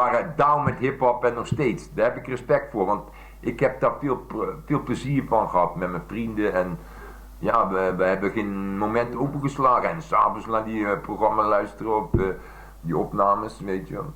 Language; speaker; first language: Dutch; native; Dutch